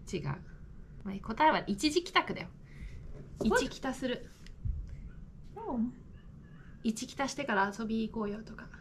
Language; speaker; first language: Japanese; native; Japanese